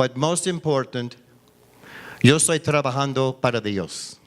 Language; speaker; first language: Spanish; non-native, learner; English